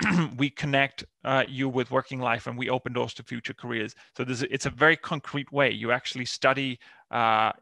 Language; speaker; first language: English; non-native, fluent; Finnish